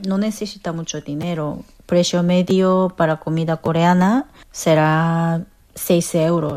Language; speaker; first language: Spanish; non-native, learner; Korean